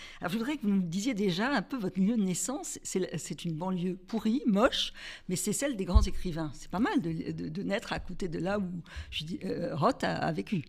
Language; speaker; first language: French; native; French